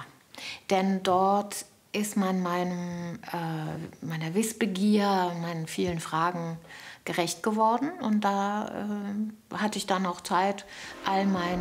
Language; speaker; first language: German; native; German